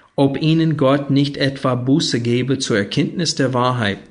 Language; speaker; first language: German; non-native, fluent; English